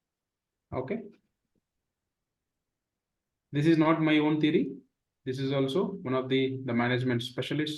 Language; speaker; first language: English; non-native, local second language; Telugu